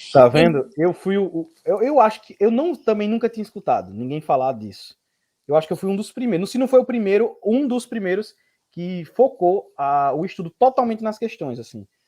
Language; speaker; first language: Portuguese; native; Portuguese